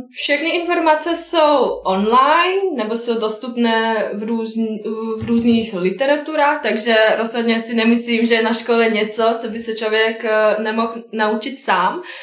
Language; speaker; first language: Czech; non-native, fluent; Bosnian